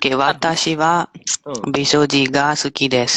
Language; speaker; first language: Japanese; non-native, learner; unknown